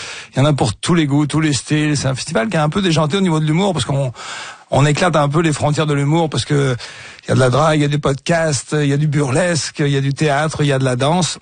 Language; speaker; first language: French; native; French